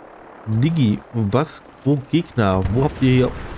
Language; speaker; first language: German; native; German